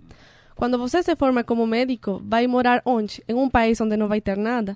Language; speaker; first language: Portuguese; non-native, learner; Spanish